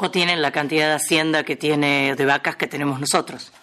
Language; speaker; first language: Spanish; native; Spanish